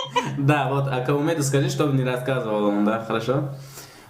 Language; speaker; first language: Russian; non-native, learner; Tajik